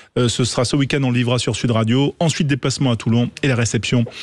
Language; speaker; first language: French; native; French